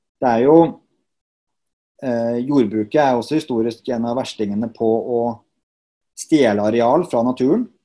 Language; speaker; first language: Norwegian; native; Norwegian